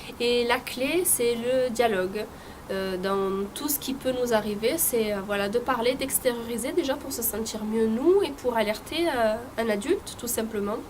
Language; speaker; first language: French; early bilingual, other home language; Italian